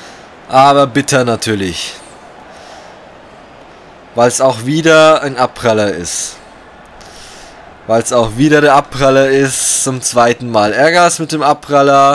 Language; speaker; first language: German; native; German